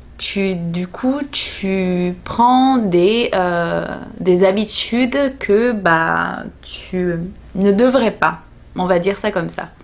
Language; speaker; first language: French; native; French